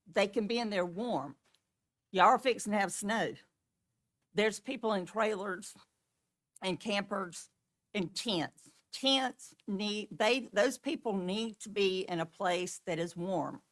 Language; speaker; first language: English; native; English